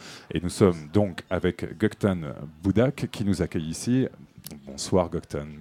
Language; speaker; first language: French; native; French